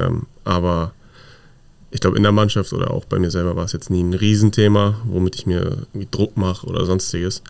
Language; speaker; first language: German; native; German